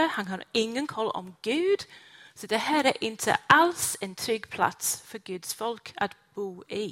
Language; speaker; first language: Swedish; non-native, fluent; English